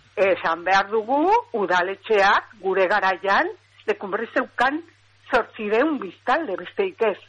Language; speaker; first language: Basque; non-native, local second language; Spanish